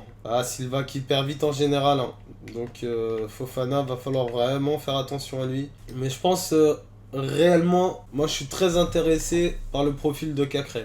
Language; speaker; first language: French; native; French